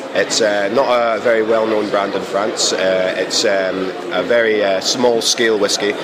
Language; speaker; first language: English; native; English